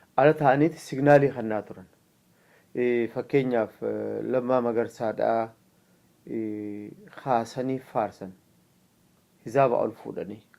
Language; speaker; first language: Oromo; native; Oromo